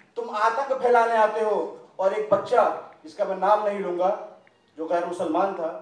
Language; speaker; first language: Hindi; native; Hindi